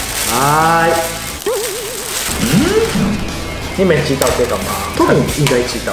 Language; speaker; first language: Chinese; non-native, fluent; Japanese